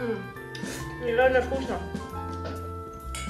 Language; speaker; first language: Russian; native; Russian